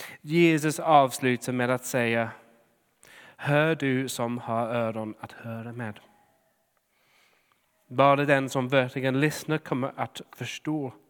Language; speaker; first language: Swedish; non-native, fluent; English